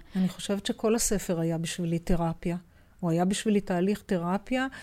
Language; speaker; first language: Hebrew; native; Hebrew